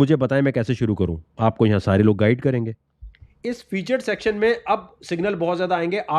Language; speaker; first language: Urdu; native; Urdu